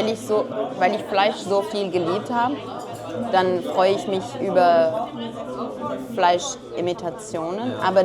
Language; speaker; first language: German; non-native, fluent; French